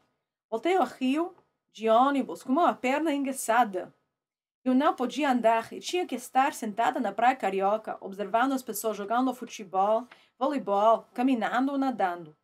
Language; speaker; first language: Portuguese; non-native, fluent; Russian